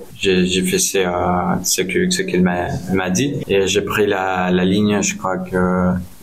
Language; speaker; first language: French; non-native, learner; Spanish